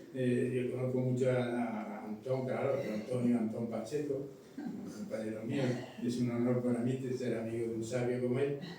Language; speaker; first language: Spanish; native; Spanish